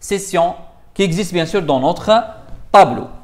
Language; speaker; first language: French; non-native, local second language; Arabic